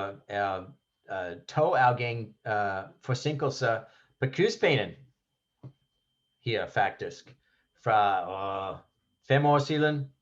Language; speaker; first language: Danish; non-native, fluent; English